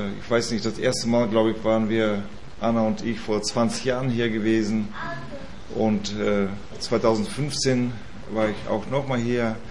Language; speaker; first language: German; early bilingual, heritage; German